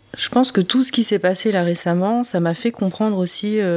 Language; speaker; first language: French; native; French